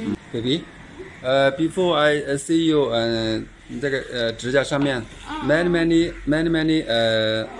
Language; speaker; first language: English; non-native, learner; Chinese